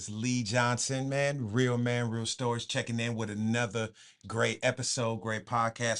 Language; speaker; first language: English; native; English